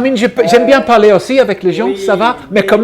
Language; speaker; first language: French; non-native, fluent; English